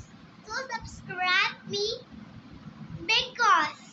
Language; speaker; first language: English; non-native, learner; Urdu